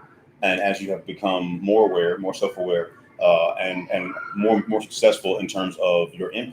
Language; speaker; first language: English; native; English